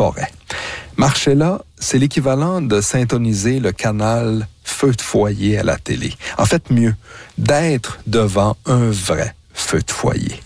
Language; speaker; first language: French; native; French